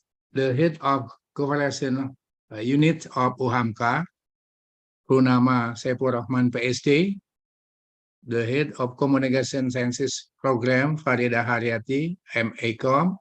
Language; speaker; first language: English; non-native, fluent; Indonesian